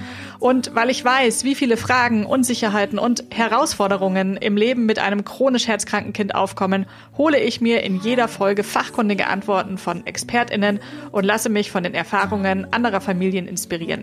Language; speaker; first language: German; native; German